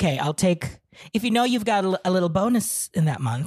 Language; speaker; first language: English; non-native, local second language; Filipino